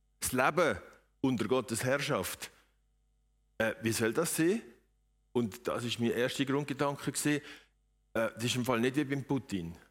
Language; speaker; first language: German; native; German